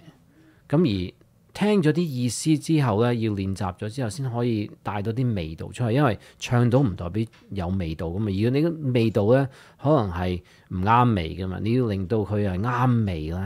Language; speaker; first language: Cantonese; early bilingual, heritage; Cantonese